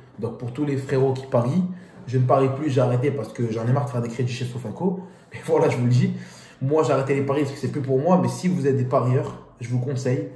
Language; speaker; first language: French; native; French